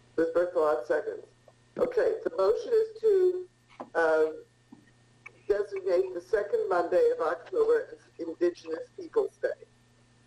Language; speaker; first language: English; early bilingual, other home language; Italian